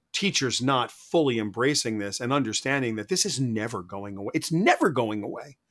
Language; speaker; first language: English; native; English